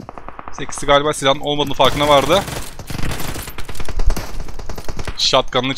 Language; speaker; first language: Turkish; native; Turkish